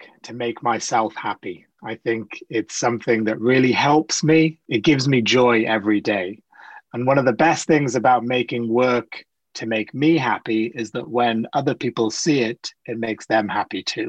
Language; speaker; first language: English; native; English